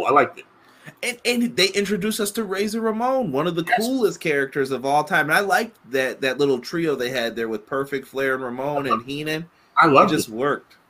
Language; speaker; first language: English; native; English